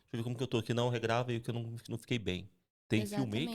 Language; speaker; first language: Portuguese; native; Portuguese